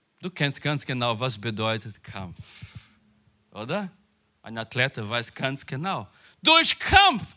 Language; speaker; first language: German; non-native, learner; Portuguese